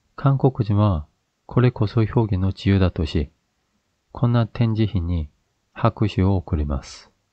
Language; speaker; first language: Japanese; non-native, fluent; Korean